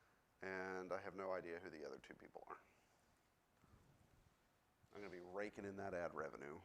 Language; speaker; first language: English; native; English